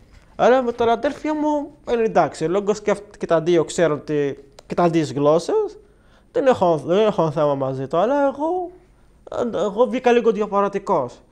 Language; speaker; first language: Greek; non-native, learner; Arabic